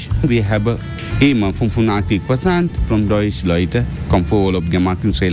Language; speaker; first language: German; non-native, learner; Sinhala